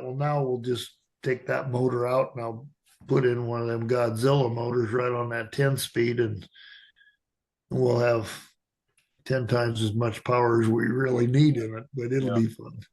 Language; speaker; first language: English; native; English